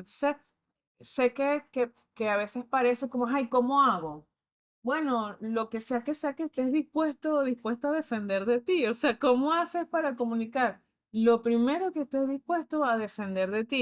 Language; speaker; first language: Spanish; native; Spanish